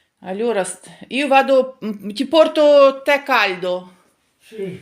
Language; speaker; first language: Italian; non-native, learner; Ukrainian